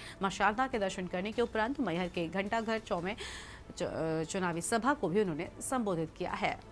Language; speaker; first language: Hindi; native; Hindi